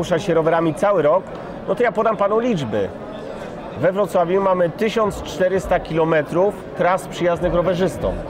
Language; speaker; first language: Polish; native; Polish